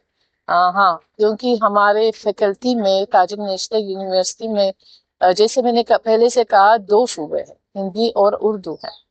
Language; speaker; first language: Hindi; non-native, fluent; Tajik